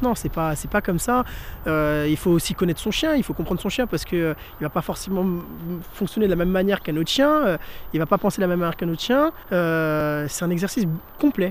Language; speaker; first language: French; early bilingual, other home language; Portuguese